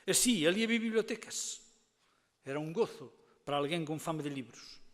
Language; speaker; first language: Spanish; non-native, local second language; Galician